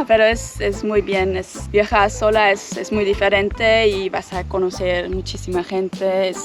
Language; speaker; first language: Spanish; non-native, fluent; German